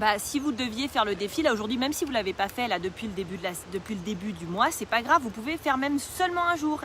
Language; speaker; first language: French; native; French